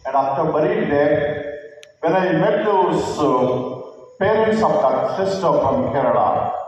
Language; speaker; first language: English; non-native, local second language; Kannada